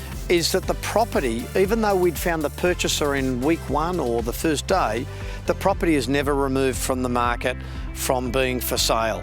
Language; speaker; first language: English; native; English